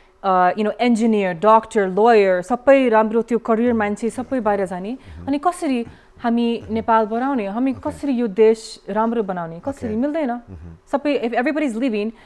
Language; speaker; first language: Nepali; early bilingual, heritage; English